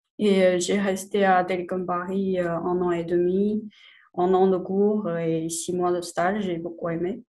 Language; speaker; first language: French; non-native, fluent; Chinese